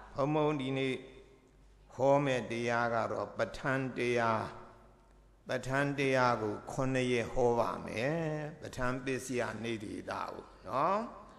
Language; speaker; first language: Burmese; native; Burmese